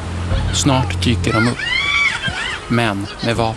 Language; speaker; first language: Swedish; native; Swedish